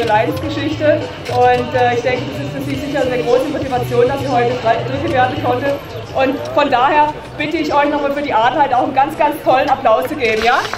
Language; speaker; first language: German; native; German